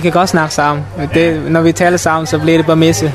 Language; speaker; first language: Danish; non-native, learner; Mon